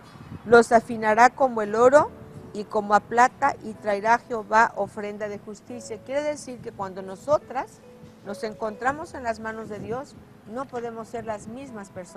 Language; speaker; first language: Spanish; native; Spanish